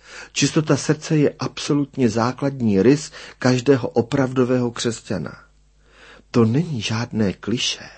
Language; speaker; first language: Czech; native; Czech